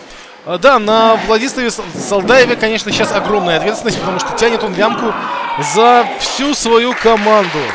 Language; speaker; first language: Russian; native; Russian